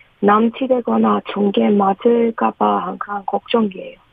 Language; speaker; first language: Korean; non-native, fluent; Persian